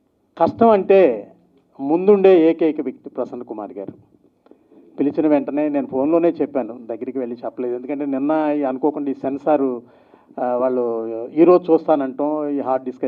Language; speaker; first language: Telugu; native; Telugu